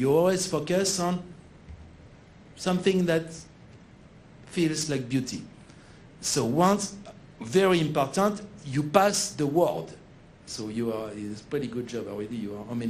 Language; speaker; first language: English; non-native, fluent; French